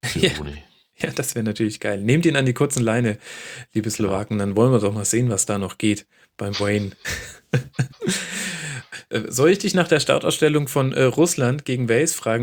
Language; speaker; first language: German; native; German